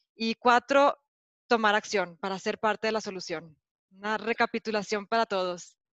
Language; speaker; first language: Spanish; native; Spanish